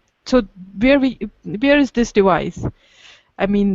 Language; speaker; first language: English; non-native, learner; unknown